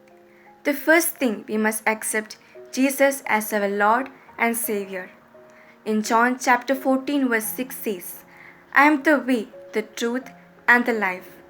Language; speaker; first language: English; non-native, local second language; Malayalam